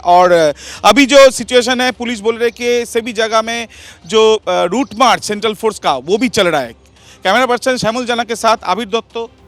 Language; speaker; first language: Hindi; non-native, local second language; Bangla